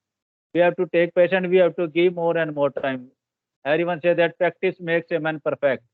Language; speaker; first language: English; non-native, learner; Hindi